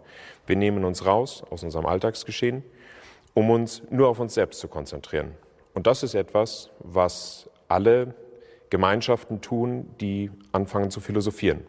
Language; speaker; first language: German; native; German